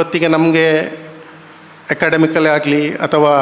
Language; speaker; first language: Kannada; native; Kannada